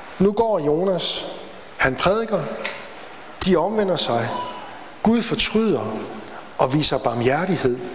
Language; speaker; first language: Danish; native; Danish